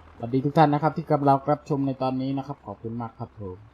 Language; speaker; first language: Thai; native; Thai